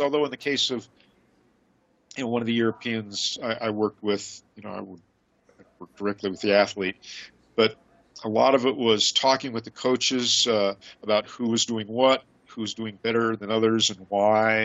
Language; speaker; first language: English; native; English